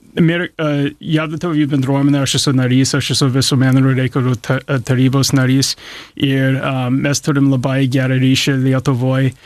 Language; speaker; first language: Lithuanian; early bilingual, heritage; English